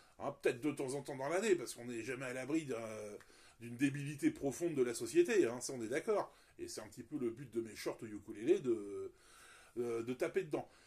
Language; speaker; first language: French; native; French